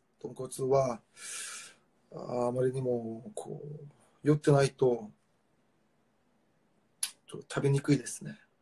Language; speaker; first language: Japanese; non-native, fluent; Korean